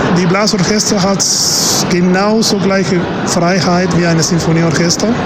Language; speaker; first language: German; non-native, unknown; Spanish